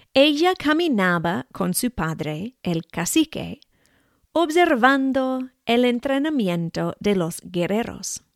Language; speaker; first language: Spanish; non-native, fluent; English